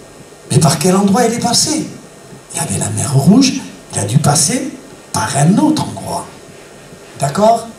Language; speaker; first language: French; native; French